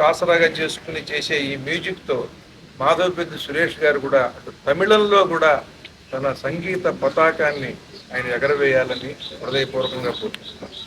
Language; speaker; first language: Telugu; native; Telugu